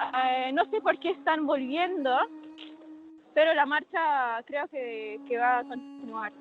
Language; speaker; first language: Spanish; non-native, fluent; Arabic